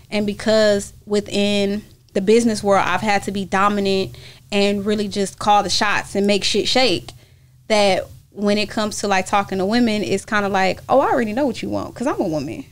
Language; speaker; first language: English; native; English